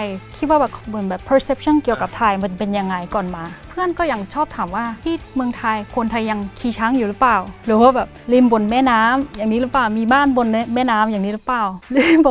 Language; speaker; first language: Thai; non-native, fluent; Korean